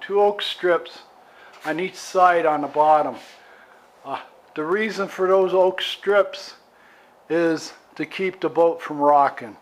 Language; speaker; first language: English; native; English